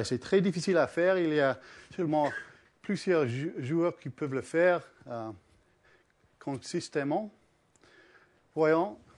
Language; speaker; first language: French; early bilingual, heritage; English